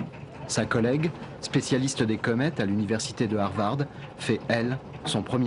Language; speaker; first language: French; native; French